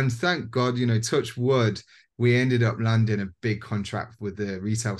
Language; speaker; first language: English; native; English